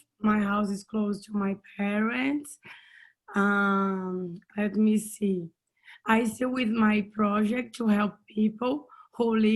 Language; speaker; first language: English; non-native, learner; Portuguese